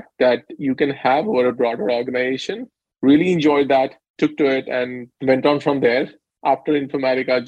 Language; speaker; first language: English; non-native, local second language; Hindi